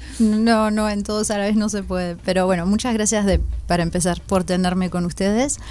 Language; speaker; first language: Spanish; early bilingual, heritage; Spanish